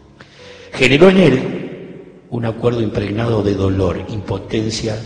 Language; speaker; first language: Spanish; native; Spanish